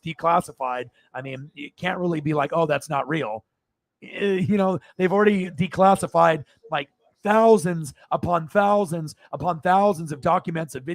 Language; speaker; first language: English; native; English